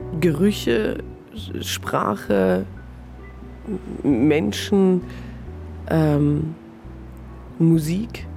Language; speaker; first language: German; early bilingual, other home language; Persian